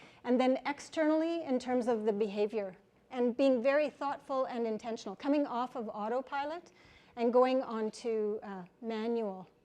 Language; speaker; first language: English; native; English